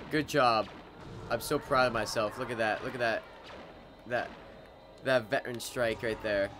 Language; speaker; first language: English; native; English